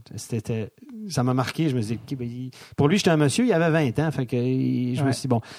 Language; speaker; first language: French; native; French